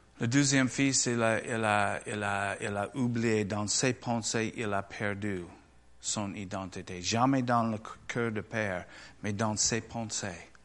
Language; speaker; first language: French; non-native, learner; English